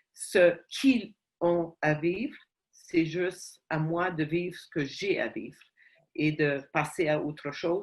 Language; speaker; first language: French; non-native, fluent; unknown